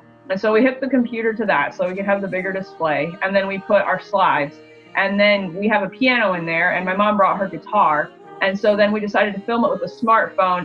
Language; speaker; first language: English; native; English